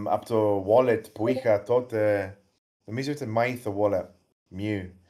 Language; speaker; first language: Greek; early bilingual, heritage; English